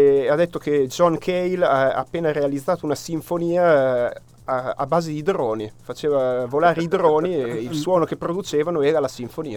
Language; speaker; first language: Italian; native; Italian